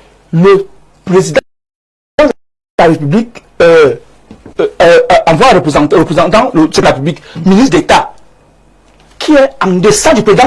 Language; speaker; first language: French; native; French